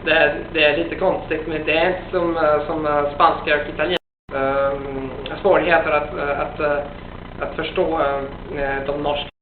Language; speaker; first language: Swedish; non-native, fluent; Italian